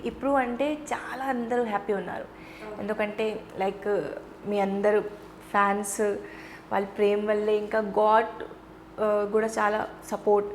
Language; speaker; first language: Telugu; non-native, fluent; Hindi